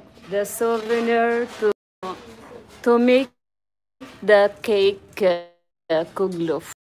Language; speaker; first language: English; non-native, local second language; Filipino